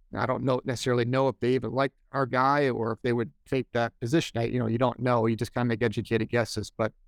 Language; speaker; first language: English; native; English